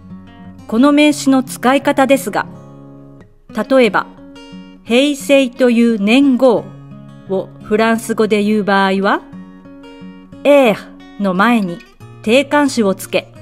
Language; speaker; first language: Japanese; native; Japanese